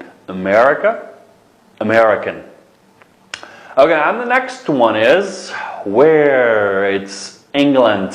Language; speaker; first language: English; non-native, fluent; Uyghur